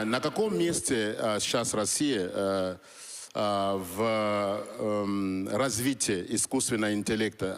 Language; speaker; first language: Russian; non-native, fluent; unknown